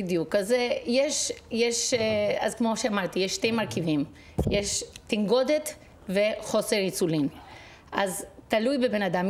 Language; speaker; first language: Hebrew; non-native, fluent; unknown